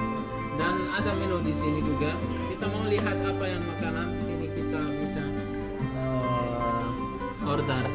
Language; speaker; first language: Indonesian; non-native, learner; Arabic